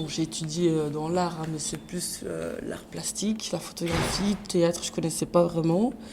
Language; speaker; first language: French; early bilingual, other home language; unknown